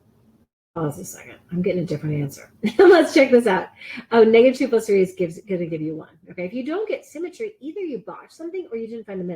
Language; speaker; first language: English; native; English